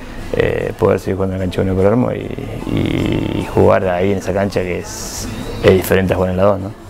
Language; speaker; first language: Spanish; native; Spanish